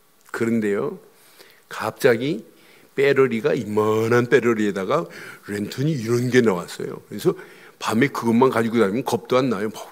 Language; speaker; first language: Korean; native; Korean